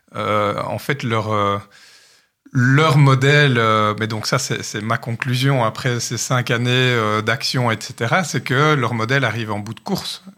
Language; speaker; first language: French; native; French